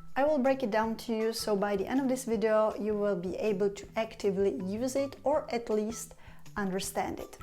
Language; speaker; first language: English; non-native, fluent; Czech